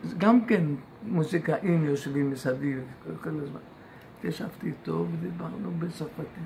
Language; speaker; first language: Hebrew; non-native, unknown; Yiddish